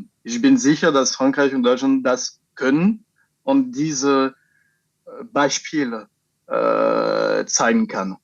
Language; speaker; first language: German; non-native, fluent; French